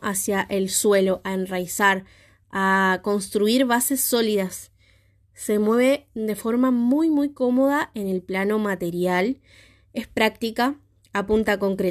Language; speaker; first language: Spanish; native; Spanish